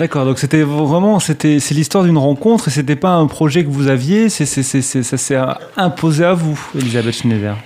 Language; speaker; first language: French; native; French